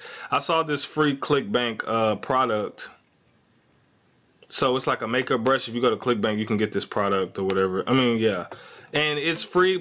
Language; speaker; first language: English; native; English